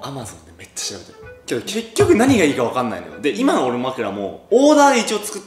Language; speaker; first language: Japanese; native; Japanese